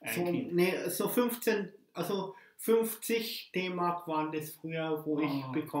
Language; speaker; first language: German; early bilingual, other home language; English